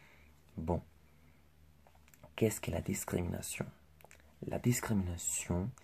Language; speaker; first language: French; non-native, learner; Spanish